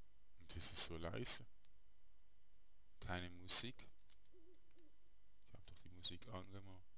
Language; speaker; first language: German; native; German